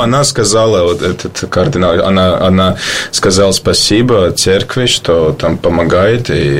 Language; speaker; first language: Russian; non-native, learner; Latvian